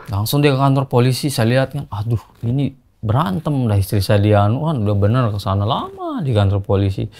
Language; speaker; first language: Indonesian; non-native, local second language; Sasak